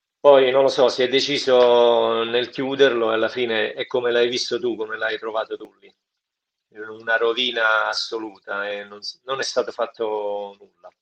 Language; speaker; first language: Italian; native; Italian